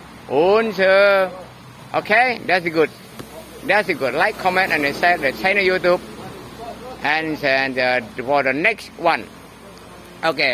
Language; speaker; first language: English; non-native, learner; Indonesian